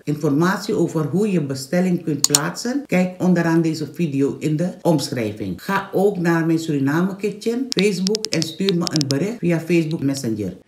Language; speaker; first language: Dutch; non-native, local second language; Caribbean Hindustani